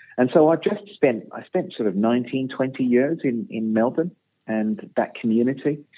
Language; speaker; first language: English; native; English